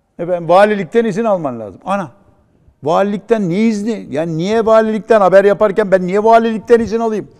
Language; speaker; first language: Turkish; native; Turkish